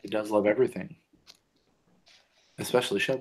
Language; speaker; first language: English; native; English